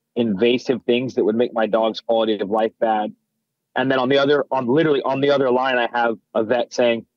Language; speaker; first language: English; native; English